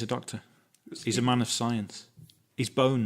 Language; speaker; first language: English; native; English